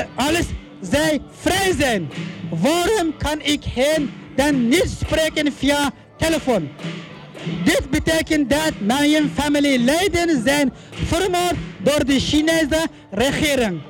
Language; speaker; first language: Dutch; non-native, learner; Uyghur